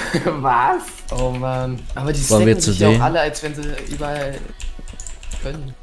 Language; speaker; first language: German; native; German